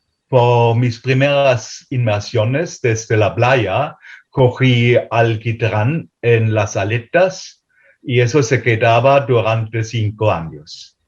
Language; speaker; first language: Spanish; non-native, fluent; German